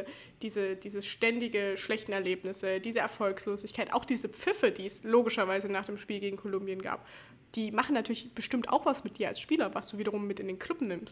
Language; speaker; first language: German; native; German